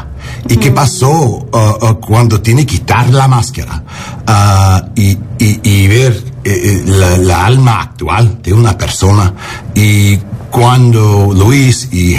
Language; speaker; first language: Spanish; non-native, learner; English